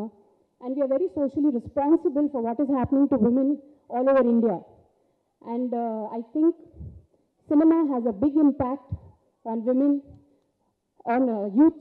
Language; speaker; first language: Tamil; non-native, fluent; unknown